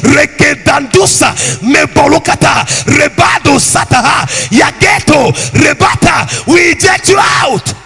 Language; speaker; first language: English; non-native, local second language; Akan